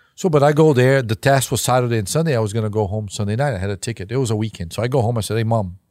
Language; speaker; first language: English; non-native, fluent; Portuguese